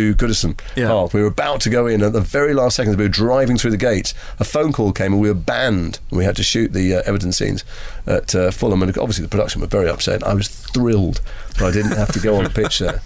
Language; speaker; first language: English; native; English